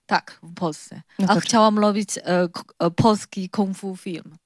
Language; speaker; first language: Polish; non-native, learner; Chinese